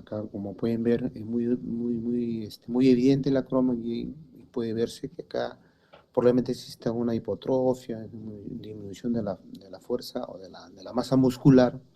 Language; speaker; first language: Spanish; native; Spanish